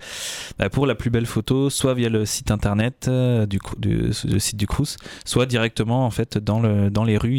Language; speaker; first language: French; native; French